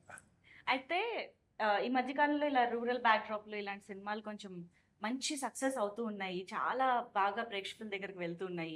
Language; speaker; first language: Telugu; native; Telugu